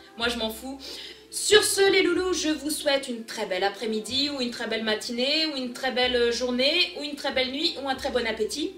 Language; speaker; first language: French; early bilingual, other home language; Portuguese